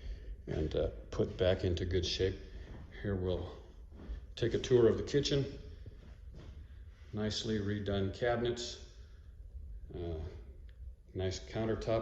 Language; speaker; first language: English; native; English